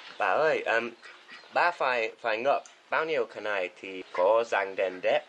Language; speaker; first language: Vietnamese; non-native, learner; English